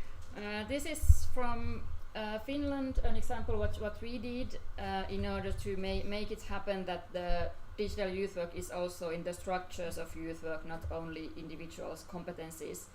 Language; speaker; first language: English; non-native, fluent; Finnish